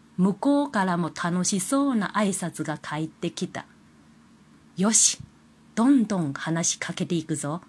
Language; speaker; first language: Japanese; non-native, fluent; Chinese